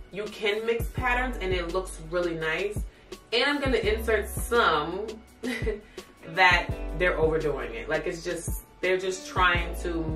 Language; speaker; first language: English; native; English